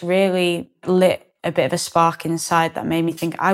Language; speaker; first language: English; native; English